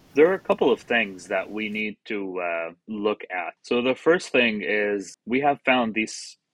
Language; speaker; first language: English; non-native, fluent; Arabic